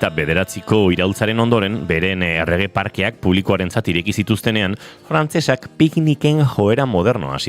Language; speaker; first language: Basque; native; Basque